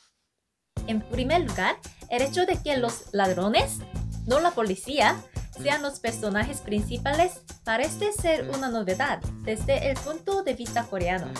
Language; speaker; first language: Spanish; non-native, fluent; Korean